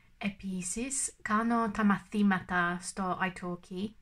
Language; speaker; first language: Greek; non-native, learner; English